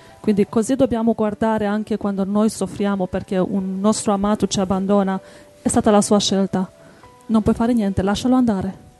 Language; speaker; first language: Italian; non-native, fluent; English